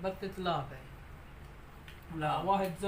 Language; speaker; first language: Arabic; non-native, learner; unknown